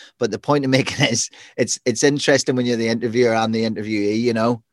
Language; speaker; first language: English; native; English